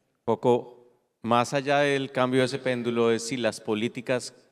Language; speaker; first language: Spanish; native; Spanish